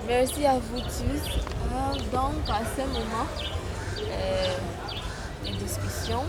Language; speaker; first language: French; non-native, fluent; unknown